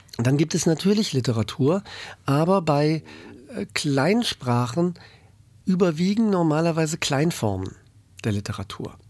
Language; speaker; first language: German; native; German